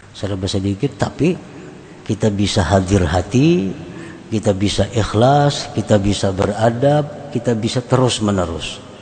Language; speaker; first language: Indonesian; non-native, local second language; Banjar